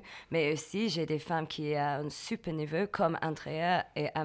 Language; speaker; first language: French; non-native, learner; English